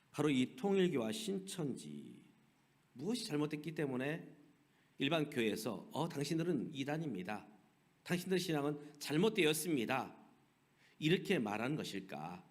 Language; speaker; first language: Korean; native; Korean